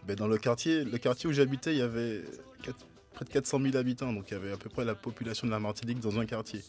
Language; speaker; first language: French; native; French